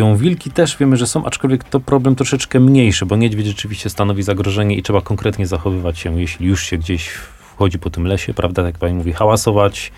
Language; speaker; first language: Polish; native; Polish